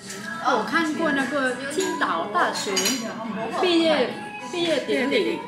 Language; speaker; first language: Chinese; non-native, fluent; Vietnamese